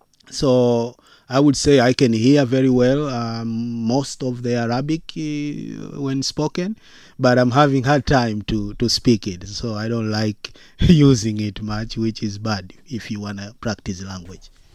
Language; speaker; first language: English; non-native, local second language; Swahili